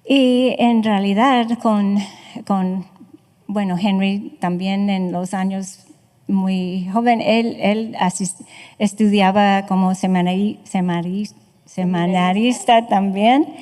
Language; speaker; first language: Spanish; non-native, fluent; English